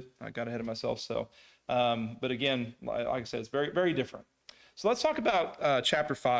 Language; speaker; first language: English; native; English